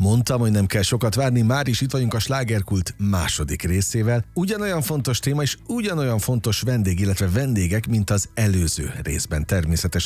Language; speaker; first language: Hungarian; native; Hungarian